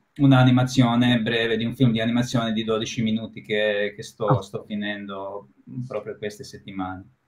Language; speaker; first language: Italian; non-native, fluent; Croatian